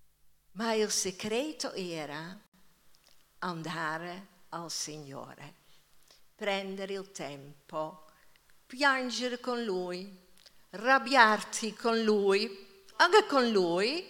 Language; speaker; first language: Italian; non-native, fluent; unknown